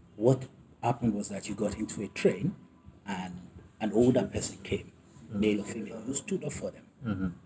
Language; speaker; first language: English; non-native, local second language; Yoruba